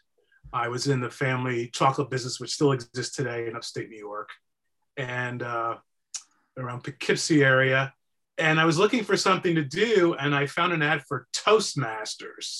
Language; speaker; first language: English; native; English